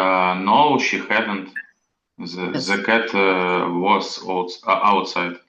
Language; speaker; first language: English; non-native, learner; Russian